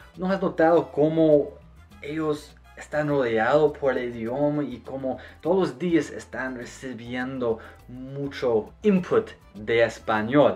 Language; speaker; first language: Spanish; non-native, fluent; English